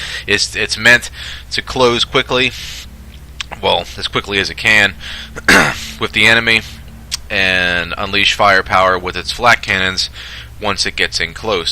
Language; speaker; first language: English; native; English